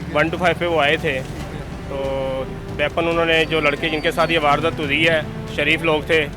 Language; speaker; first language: Urdu; non-native, local second language; Punjabi